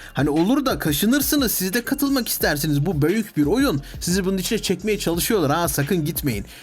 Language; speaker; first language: Turkish; native; Turkish